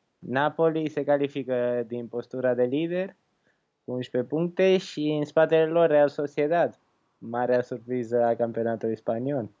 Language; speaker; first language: Romanian; early bilingual, heritage; Romanian